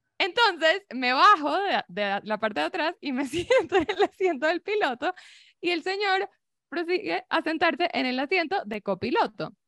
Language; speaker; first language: Spanish; native; Spanish